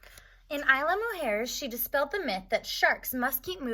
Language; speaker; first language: English; native; English